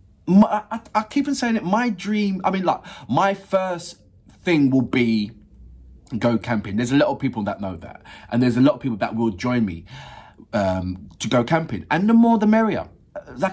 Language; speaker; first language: English; native; English